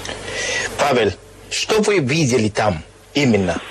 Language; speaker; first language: Russian; non-native, learner; Spanish